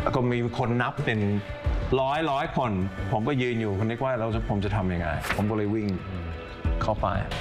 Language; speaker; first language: Thai; non-native, fluent; English